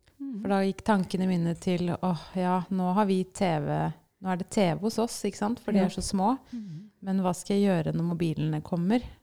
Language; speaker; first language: Norwegian; native; Norwegian